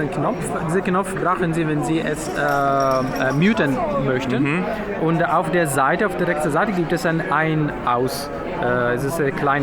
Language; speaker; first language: German; non-native, fluent; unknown